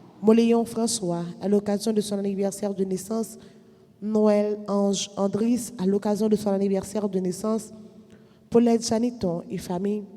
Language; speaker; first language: French; non-native, local second language; Haitian Creole